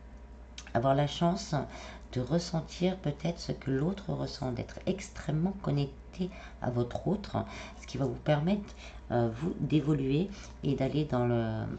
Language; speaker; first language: French; native; French